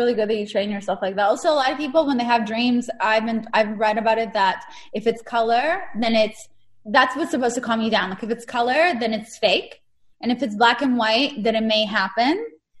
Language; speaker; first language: English; non-native, fluent; Hebrew